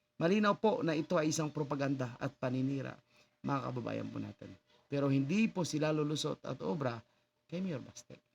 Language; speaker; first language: Filipino; non-native, local second language; Cebuano